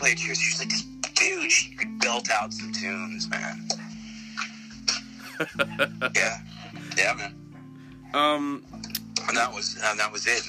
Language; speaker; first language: English; native; English